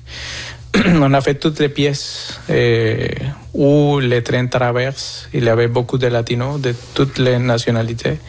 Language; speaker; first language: French; non-native, fluent; Spanish